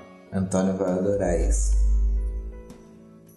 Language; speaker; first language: Portuguese; native; Portuguese